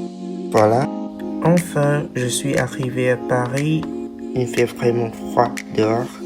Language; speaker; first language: French; non-native, fluent; Vietnamese